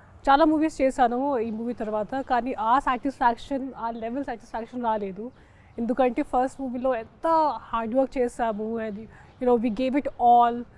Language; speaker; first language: Telugu; non-native, local second language; Hindi